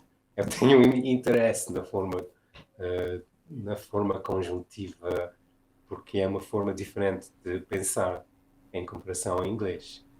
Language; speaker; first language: Portuguese; non-native, fluent; English